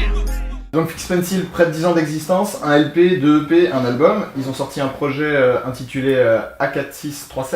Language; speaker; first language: French; native; French